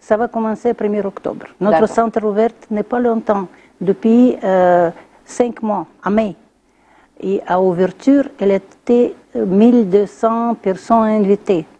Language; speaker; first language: French; non-native, learner; Russian